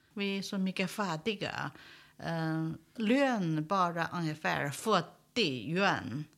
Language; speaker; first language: Swedish; non-native, learner; Chinese